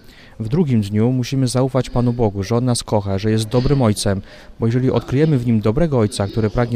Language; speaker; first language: Polish; native; Polish